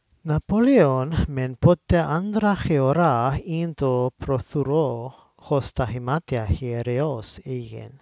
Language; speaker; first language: Greek; non-native, learner; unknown